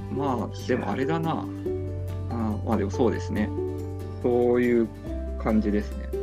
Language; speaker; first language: Japanese; early bilingual, heritage; Japanese